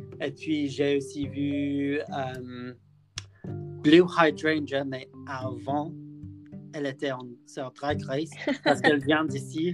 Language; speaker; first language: French; non-native, learner; English